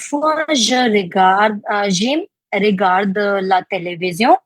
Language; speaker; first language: French; non-native, learner; Hindi